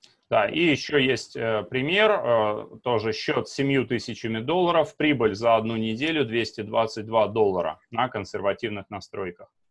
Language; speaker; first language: Russian; native; Russian